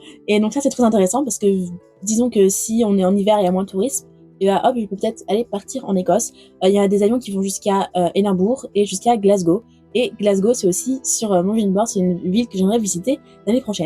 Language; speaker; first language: French; native; French